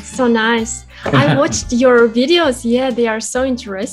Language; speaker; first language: English; non-native, fluent; Kazakh